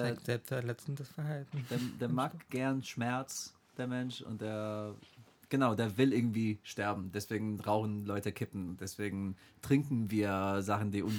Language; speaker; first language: German; non-native, fluent; English